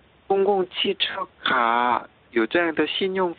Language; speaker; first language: Chinese; non-native, learner; Korean